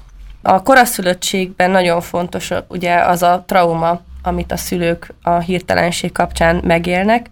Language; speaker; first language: Hungarian; native; Hungarian